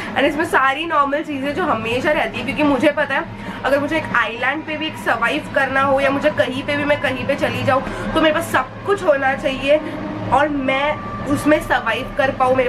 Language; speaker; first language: Hindi; non-native, local second language; Marathi